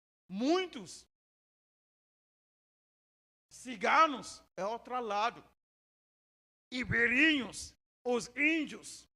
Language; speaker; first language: Portuguese; non-native, learner; Yoruba